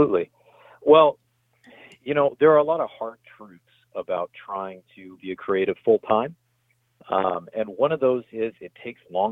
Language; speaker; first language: English; native; English